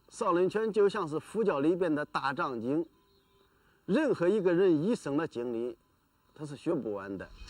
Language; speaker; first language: Chinese; native; Chinese